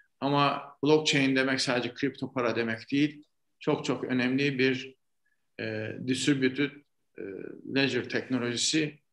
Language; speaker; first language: Turkish; native; Turkish